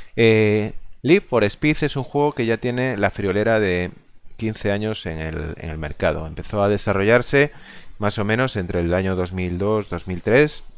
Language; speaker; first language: Spanish; non-native, local second language; Galician